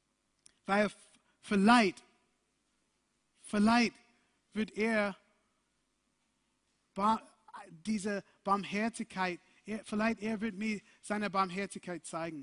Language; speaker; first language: German; non-native, fluent; English